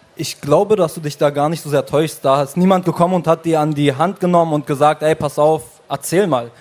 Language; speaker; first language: German; early bilingual, other home language; Arabic